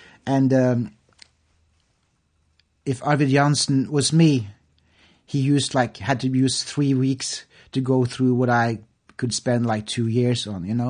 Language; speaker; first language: English; non-native, fluent; Norwegian